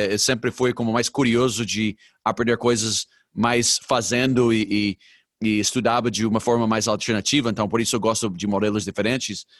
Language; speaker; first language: Portuguese; non-native, fluent; English